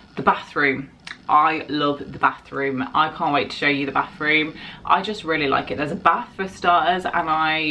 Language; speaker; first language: English; native; English